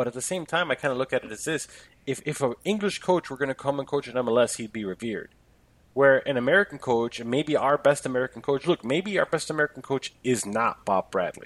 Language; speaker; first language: English; native; English